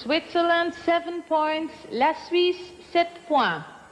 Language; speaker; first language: English; non-native, fluent; Dutch